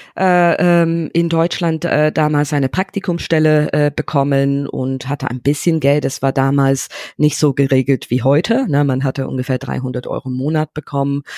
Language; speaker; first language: German; non-native, fluent; English